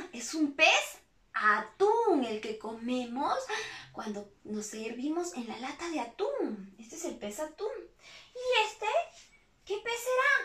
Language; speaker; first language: Spanish; native; Spanish